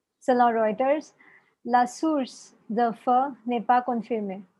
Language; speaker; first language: French; non-native, fluent; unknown